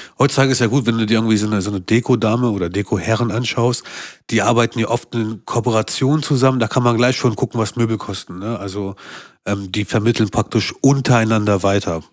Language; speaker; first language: German; early bilingual, other home language; Albanian